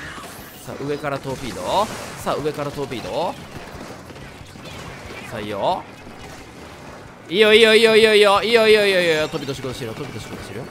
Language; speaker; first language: Japanese; native; Japanese